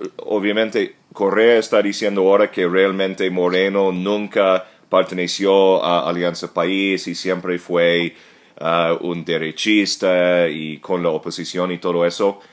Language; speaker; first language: Spanish; non-native, fluent; English